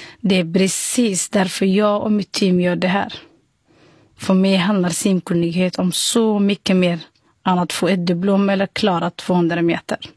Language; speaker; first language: Swedish; non-native, fluent; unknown